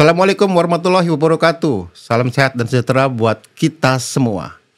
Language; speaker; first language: Indonesian; native; Indonesian